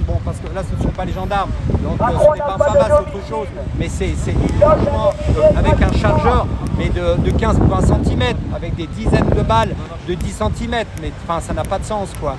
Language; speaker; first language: French; native; French